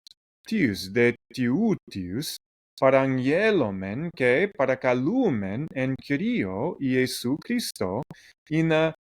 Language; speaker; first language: Greek; non-native, fluent; English